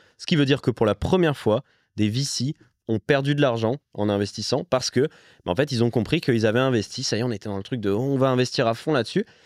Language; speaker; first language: French; native; French